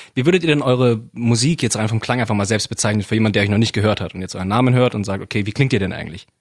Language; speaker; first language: German; native; German